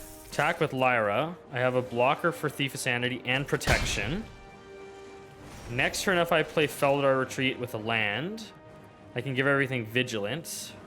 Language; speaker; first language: English; native; English